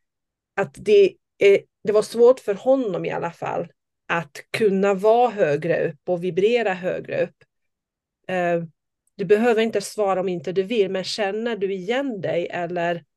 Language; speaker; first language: Swedish; non-native, fluent; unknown